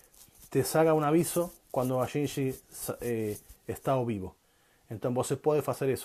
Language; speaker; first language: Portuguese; non-native, learner; Spanish